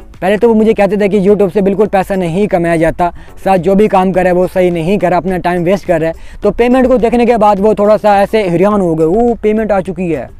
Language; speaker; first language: Urdu; non-native, local second language; Saraiki